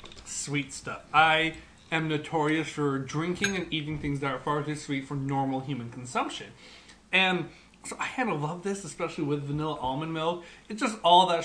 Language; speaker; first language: English; native; English